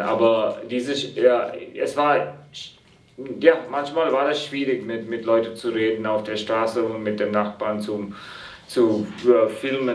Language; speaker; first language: German; non-native, fluent; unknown